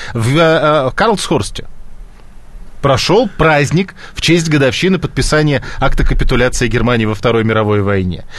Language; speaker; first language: Russian; native; Russian